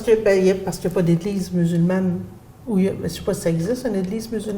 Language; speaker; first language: French; native; French